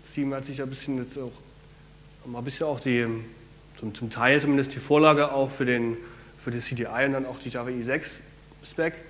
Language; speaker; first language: German; native; German